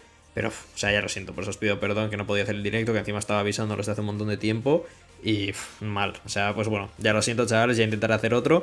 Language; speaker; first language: Spanish; native; Spanish